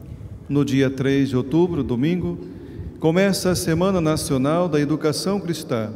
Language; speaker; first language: Portuguese; native; Portuguese